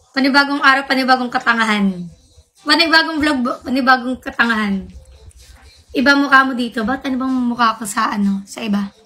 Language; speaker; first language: Filipino; non-native, local second language; Cebuano